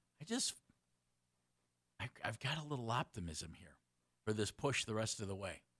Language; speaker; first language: English; native; English